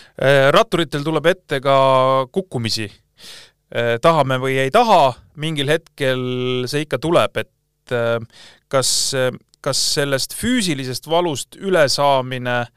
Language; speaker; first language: Estonian; native; Estonian